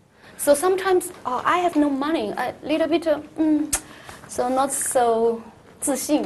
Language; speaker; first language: English; non-native, learner; Chinese